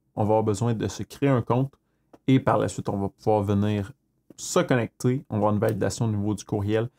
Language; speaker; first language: French; native; French